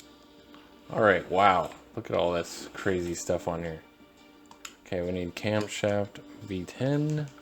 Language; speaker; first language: English; native; English